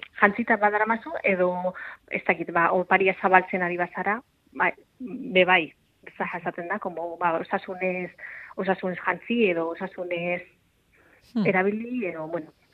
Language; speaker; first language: Basque; early bilingual, other home language; Arabic